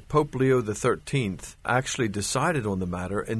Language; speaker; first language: English; native; English